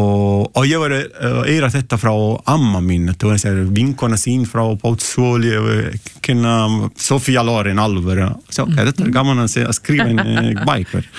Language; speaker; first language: Icelandic; non-native, learner; Italian